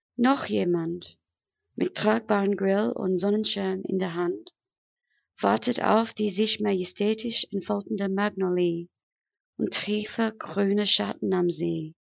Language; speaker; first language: German; non-native, fluent; English